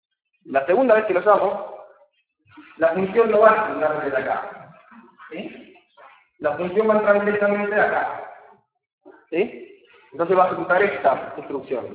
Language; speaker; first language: Spanish; native; Spanish